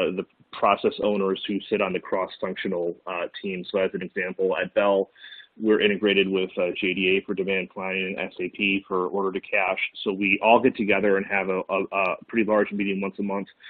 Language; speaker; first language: English; native; English